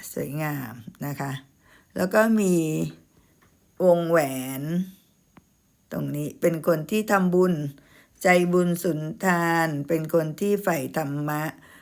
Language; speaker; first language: Thai; native; Thai